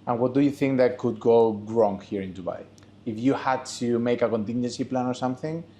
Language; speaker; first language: English; non-native, fluent; Spanish